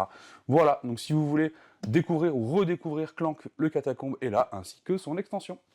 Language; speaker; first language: French; native; French